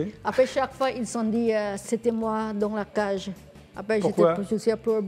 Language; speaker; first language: French; non-native, learner; English